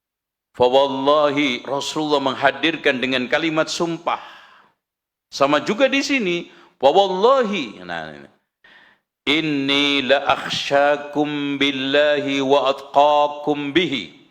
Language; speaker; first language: Indonesian; native; Indonesian